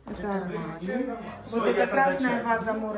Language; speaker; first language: Russian; native; Russian